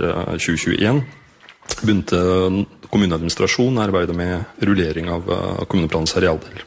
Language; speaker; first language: Norwegian; non-native, fluent; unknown